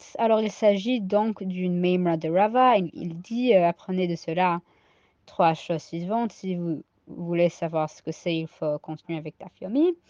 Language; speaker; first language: French; non-native, fluent; English